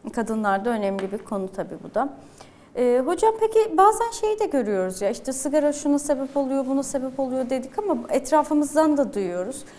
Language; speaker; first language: Turkish; native; Turkish